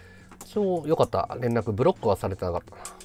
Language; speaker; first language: Japanese; native; Japanese